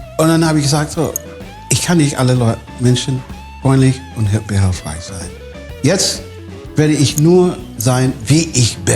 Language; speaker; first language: German; non-native, fluent; English